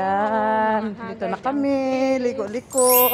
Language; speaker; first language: Filipino; non-native, local second language; Cebuano